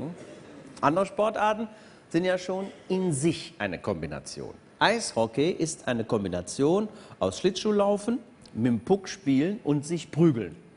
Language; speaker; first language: German; native; German